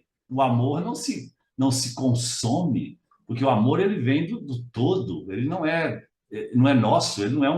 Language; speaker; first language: Portuguese; native; Portuguese